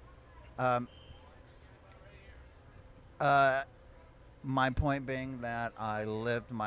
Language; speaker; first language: English; native; English